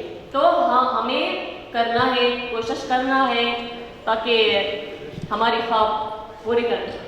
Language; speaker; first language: Hindi; non-native, fluent; Arabic